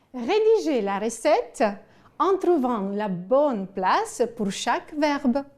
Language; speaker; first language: French; non-native, fluent; Ukrainian